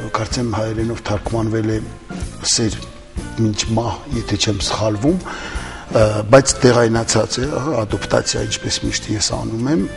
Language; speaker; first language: Armenian; early bilingual, heritage; Armenian